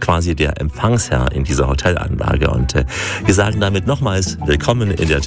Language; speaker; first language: German; native; German